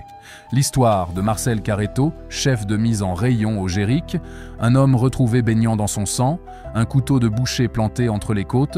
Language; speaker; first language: French; native; French